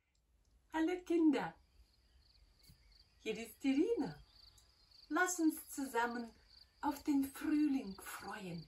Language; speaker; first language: German; non-native, fluent; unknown